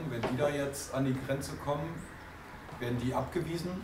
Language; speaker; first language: German; native; German